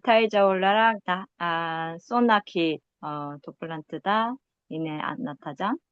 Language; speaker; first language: Turkish; non-native, learner; Korean